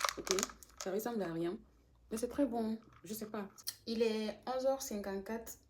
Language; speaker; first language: French; non-native, local second language; Fula